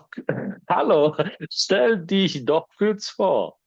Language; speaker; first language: German; non-native, fluent; Polish